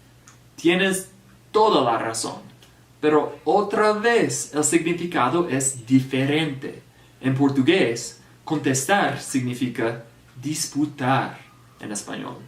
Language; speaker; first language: Spanish; non-native, fluent; English